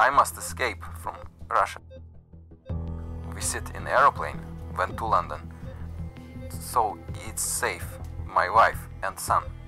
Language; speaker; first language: English; non-native, fluent; Russian